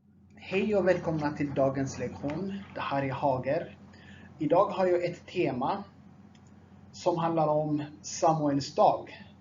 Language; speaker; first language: Swedish; non-native, fluent; Tigrinya